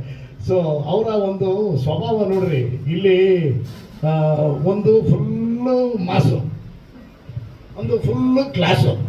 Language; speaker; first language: Kannada; native; Kannada